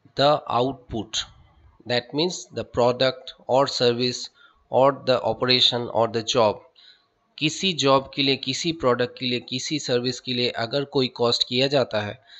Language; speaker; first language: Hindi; non-native, local second language; Bangla